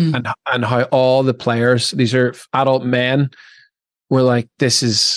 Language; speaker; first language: English; native; English